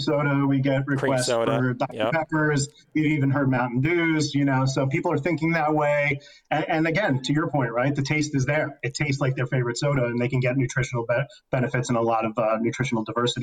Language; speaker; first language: English; native; English